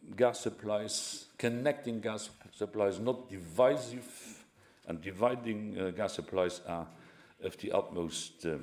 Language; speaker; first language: English; non-native, fluent; Luxembourgish